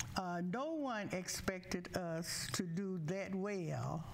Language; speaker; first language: English; native; English